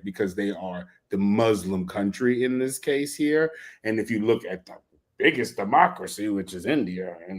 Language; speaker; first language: English; native; English